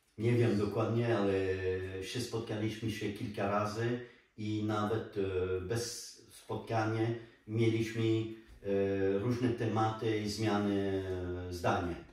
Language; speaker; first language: Polish; early bilingual, heritage; French